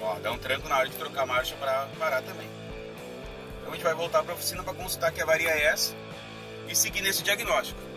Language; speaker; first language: Portuguese; native; Portuguese